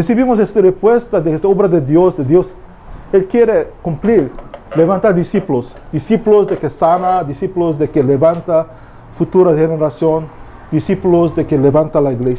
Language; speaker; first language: Spanish; non-native, learner; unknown